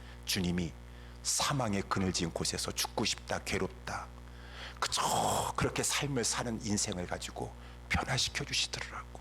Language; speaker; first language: Korean; native; Korean